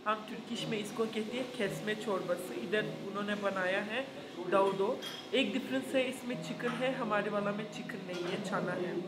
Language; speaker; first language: Hindi; non-native, fluent; Turkish